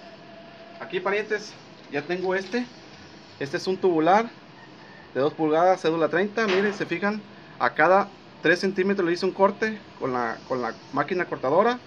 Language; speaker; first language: Spanish; native; Spanish